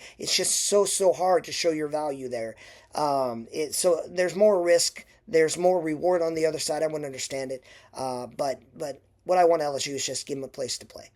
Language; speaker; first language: English; native; English